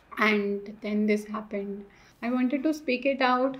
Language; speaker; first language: English; non-native, local second language; Hindi